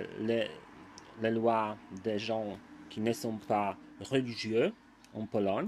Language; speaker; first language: French; non-native, learner; Polish